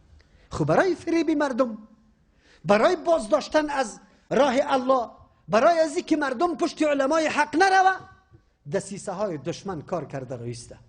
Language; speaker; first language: Persian; native; Persian